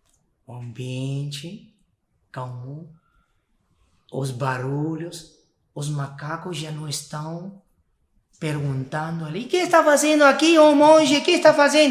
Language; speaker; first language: Portuguese; non-native, fluent; Spanish